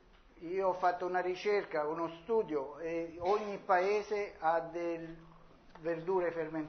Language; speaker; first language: Spanish; non-native, learner; Italian